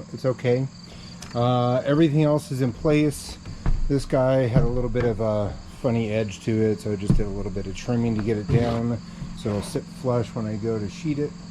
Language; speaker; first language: English; native; English